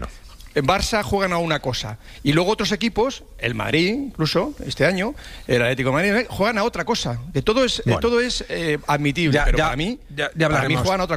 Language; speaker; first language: Spanish; native; Spanish